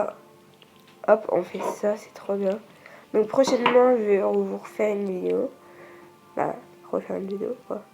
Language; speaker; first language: French; native; French